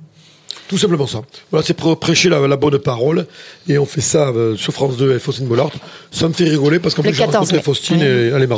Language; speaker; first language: French; native; French